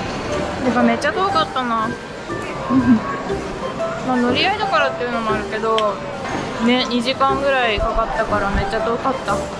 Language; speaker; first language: Japanese; native; Japanese